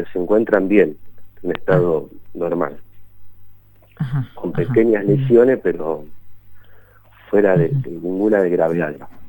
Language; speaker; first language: Spanish; native; Spanish